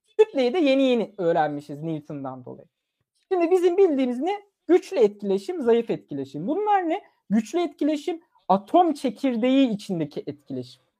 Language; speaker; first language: Turkish; early bilingual, other home language; German